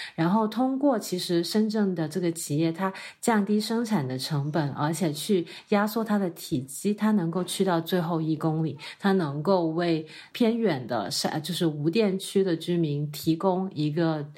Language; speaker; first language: Chinese; non-native, local second language; Cantonese